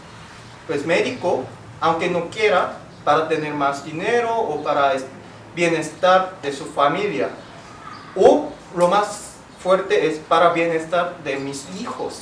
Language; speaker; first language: Spanish; non-native, fluent; Korean